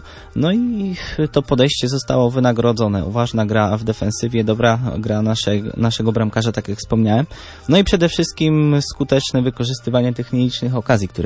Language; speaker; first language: Polish; native; Polish